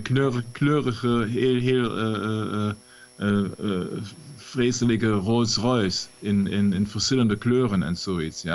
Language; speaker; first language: Dutch; non-native, fluent; German